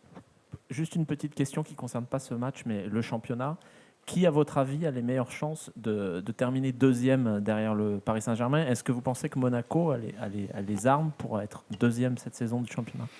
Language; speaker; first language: French; native; French